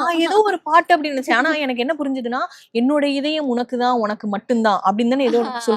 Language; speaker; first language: Tamil; native; Tamil